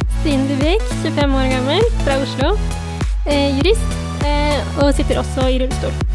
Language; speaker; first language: Norwegian; native; Norwegian